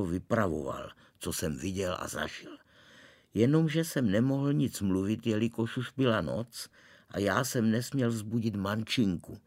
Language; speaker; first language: Czech; native; Czech